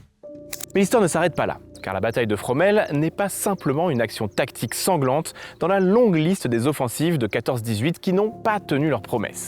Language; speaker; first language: French; native; French